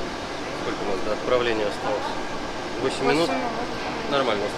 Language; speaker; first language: Russian; native; Russian